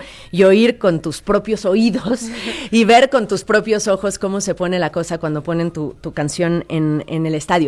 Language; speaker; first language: Spanish; native; Spanish